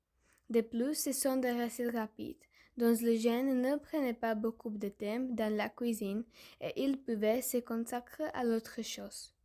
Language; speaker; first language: French; non-native, learner; Slovak